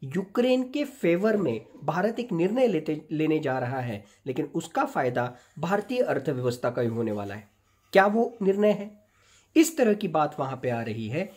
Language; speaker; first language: Hindi; non-native, local second language; Marathi